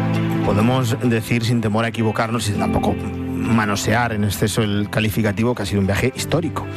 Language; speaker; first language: Spanish; native; Spanish